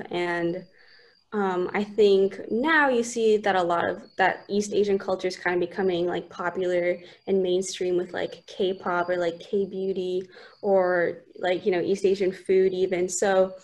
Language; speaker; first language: English; native; English